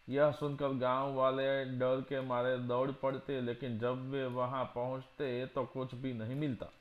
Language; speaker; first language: Hindi; non-native, local second language; Gujarati